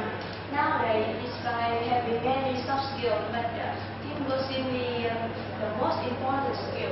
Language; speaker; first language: English; non-native, learner; Vietnamese